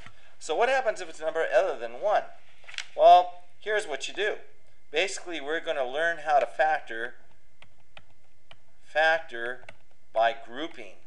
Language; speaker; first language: English; native; English